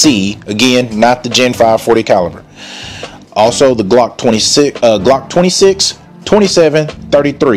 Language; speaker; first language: English; native; English